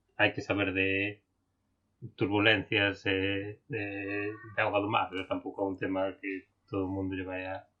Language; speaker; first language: Galician; non-native, local second language; Spanish